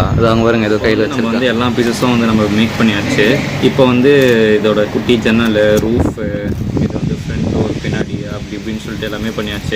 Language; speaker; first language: Tamil; native; Tamil